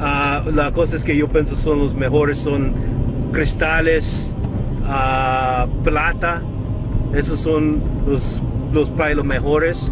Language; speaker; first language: Spanish; early bilingual, heritage; Spanish